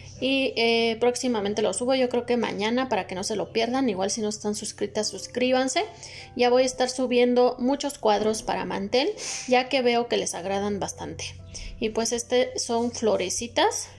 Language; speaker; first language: Spanish; native; Spanish